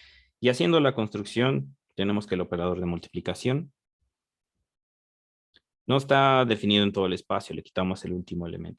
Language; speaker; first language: Spanish; native; Spanish